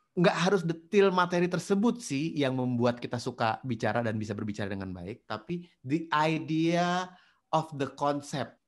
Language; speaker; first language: Indonesian; native; Indonesian